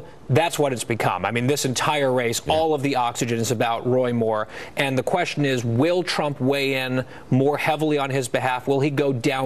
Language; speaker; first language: English; native; English